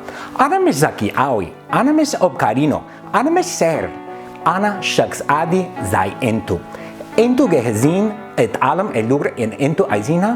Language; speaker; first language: Arabic; non-native, learner; English